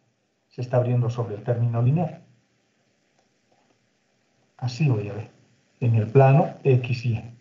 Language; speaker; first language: Spanish; native; Spanish